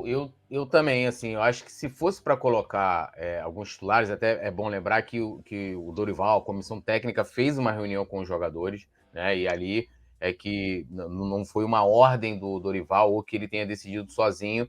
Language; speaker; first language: Portuguese; native; Portuguese